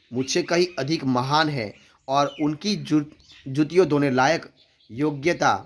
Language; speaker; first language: Hindi; non-native, local second language; Gujarati